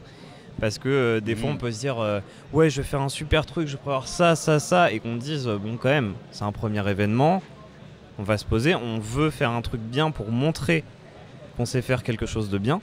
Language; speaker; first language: French; native; French